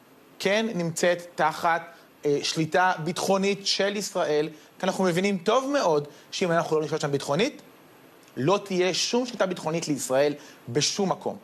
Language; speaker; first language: Hebrew; native; Hebrew